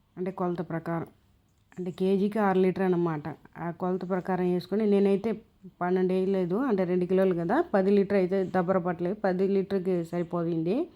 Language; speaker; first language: Telugu; non-native, local second language; Tamil